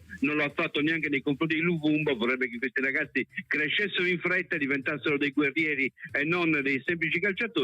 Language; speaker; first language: Italian; native; Italian